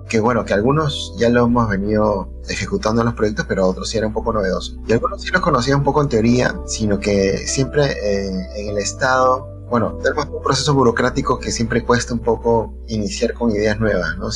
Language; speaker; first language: Spanish; native; Spanish